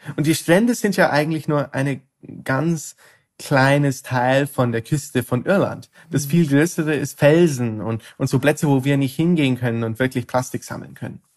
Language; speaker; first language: German; non-native, fluent; English